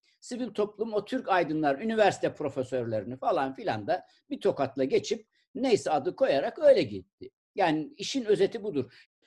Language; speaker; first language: Turkish; native; Turkish